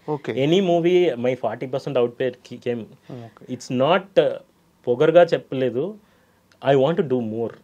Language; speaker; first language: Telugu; non-native, local second language; Tamil